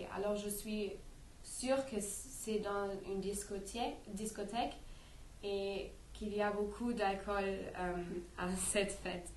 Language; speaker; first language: French; non-native, learner; English